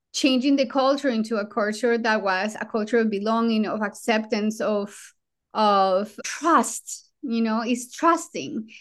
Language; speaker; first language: English; non-native, fluent; Spanish